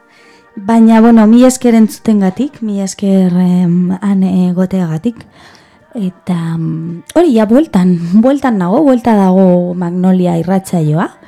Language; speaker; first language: Basque; non-native, learner; Spanish